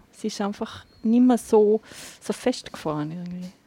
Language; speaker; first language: German; native; German